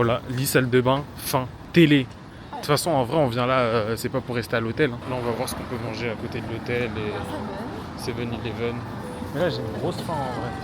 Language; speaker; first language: French; native; French